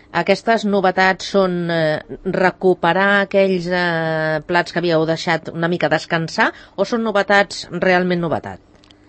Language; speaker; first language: Catalan; native; Catalan